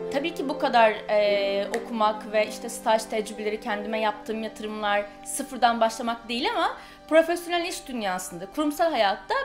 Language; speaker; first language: Turkish; native; Turkish